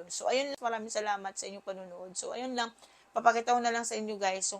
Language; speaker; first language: Filipino; native; Filipino